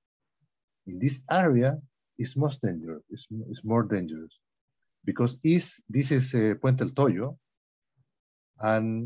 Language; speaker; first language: English; non-native, learner; Spanish